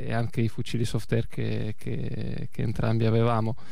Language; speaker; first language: Italian; early bilingual, other home language; Russian